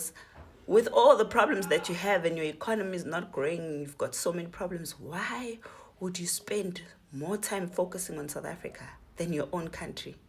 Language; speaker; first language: English; non-native, local second language; Zulu